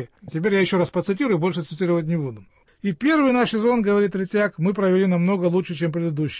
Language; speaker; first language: Russian; native; Russian